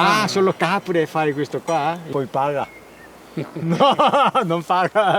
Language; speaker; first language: Italian; non-native, learner; Korean